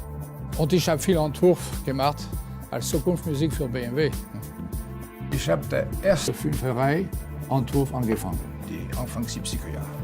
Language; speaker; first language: German; non-native, fluent; French